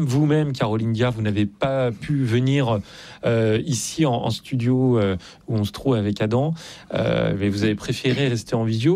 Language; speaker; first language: French; native; French